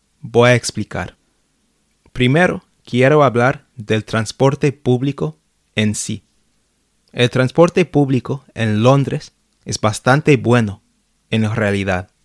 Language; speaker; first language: Spanish; non-native, fluent; English